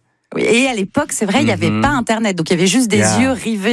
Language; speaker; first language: French; native; French